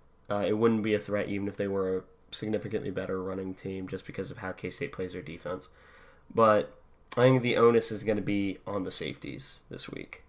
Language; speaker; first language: English; native; English